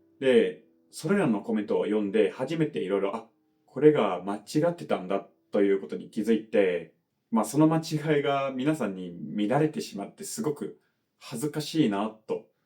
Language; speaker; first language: Japanese; non-native, fluent; English